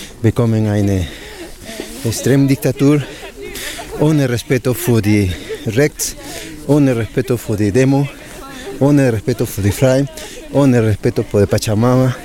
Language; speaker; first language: German; non-native, learner; Spanish